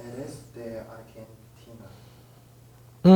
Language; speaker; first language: Spanish; non-native, learner; Korean